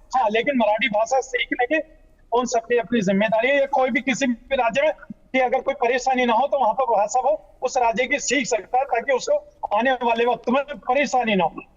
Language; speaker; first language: Hindi; native; Hindi